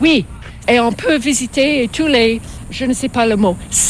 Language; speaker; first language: French; non-native, fluent; English